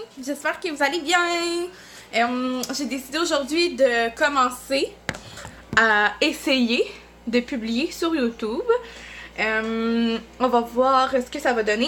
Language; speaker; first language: French; native; French